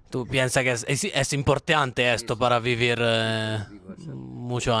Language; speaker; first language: Spanish; non-native, learner; Italian